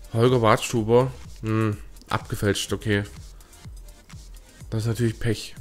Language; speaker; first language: German; native; German